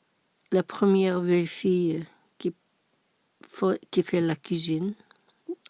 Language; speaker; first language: French; non-native, learner; Korean